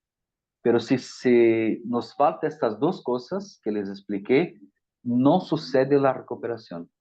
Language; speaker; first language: Spanish; non-native, fluent; Portuguese